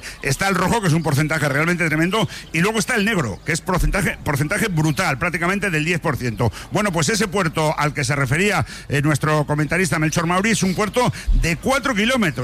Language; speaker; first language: Spanish; native; Spanish